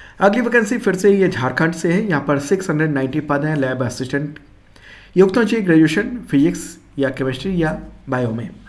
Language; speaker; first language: Hindi; native; Hindi